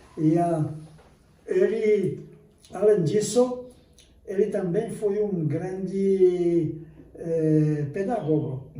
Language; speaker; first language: Portuguese; non-native, fluent; Czech